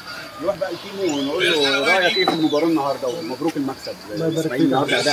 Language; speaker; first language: Arabic; native; Arabic